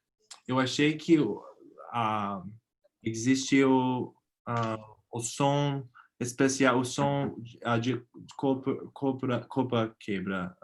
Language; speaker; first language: Portuguese; non-native, learner; English